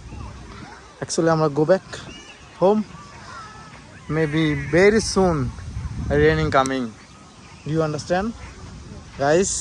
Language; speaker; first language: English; non-native, learner; Bangla